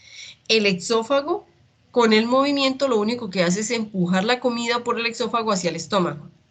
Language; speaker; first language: Spanish; native; Spanish